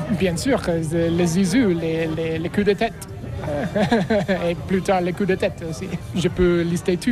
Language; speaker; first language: French; non-native, learner; English